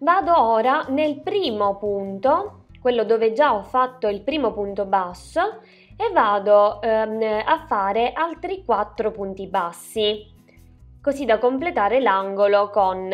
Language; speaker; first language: Italian; native; Italian